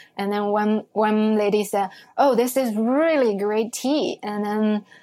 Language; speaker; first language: English; non-native, fluent; Chinese